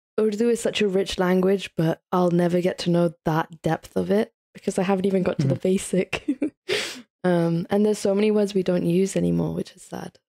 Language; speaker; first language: English; early bilingual, other home language; Hindi